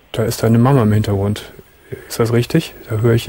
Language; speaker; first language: German; native; German